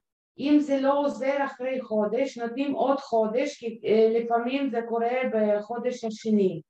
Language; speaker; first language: Hebrew; non-native, fluent; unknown